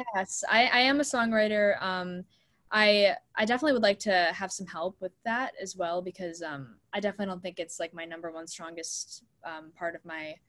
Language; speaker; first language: English; native; English